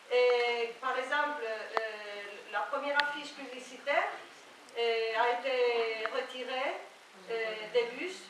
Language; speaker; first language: French; non-native, fluent; Spanish